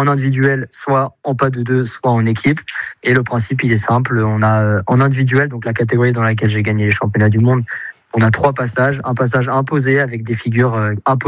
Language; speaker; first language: French; native; French